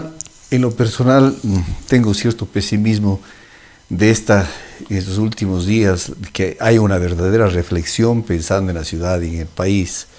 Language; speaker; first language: Spanish; native; Spanish